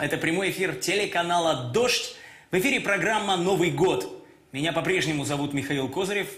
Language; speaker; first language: Russian; native; Russian